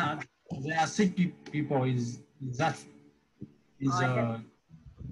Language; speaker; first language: English; non-native, learner; Vietnamese